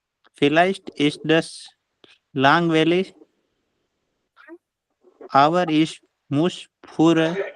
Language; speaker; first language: German; non-native, learner; Hindi